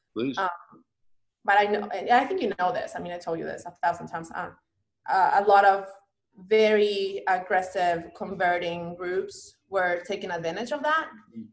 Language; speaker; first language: English; non-native, fluent; Spanish